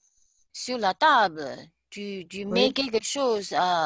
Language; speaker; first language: French; non-native, learner; Chinese